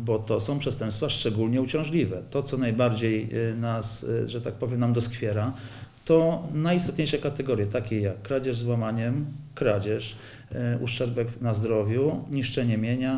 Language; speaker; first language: Polish; native; Polish